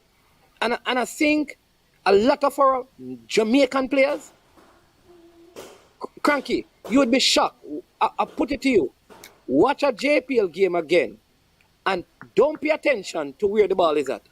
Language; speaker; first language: English; non-native, local second language; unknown